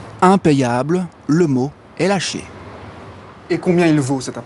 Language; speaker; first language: French; native; French